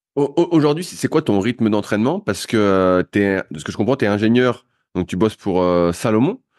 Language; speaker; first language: French; native; French